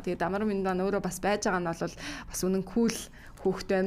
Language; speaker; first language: Mongolian; native; Mongolian